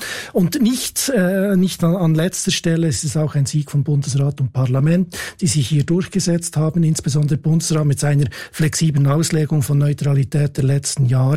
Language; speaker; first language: German; native; German